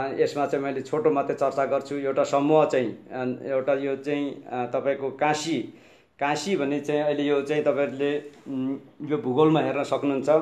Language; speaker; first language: Nepali; non-native, local second language; Limburgish